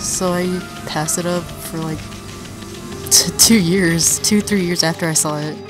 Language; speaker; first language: English; native; English